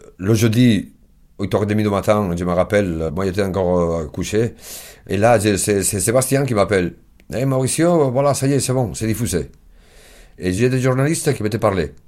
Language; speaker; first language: French; non-native, fluent; Spanish